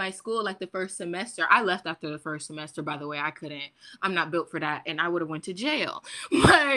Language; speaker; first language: English; native; English